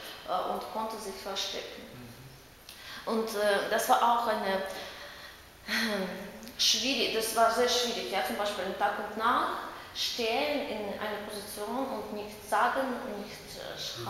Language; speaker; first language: German; non-native, learner; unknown